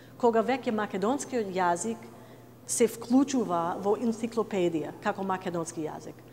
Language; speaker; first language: Macedonian; non-native, fluent; English